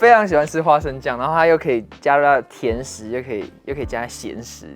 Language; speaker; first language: Chinese; native; Chinese